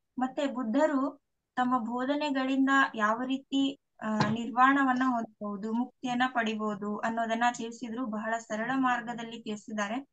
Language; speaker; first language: Kannada; non-native, local second language; Lambadi